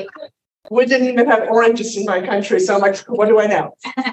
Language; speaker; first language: English; non-native, fluent; Polish